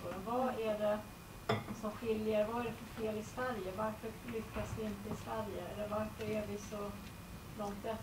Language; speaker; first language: Swedish; native; Swedish